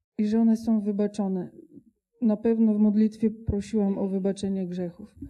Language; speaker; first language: Polish; non-native, fluent; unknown